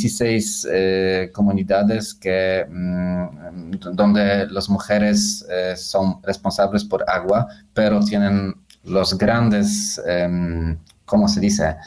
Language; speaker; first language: Spanish; non-native, fluent; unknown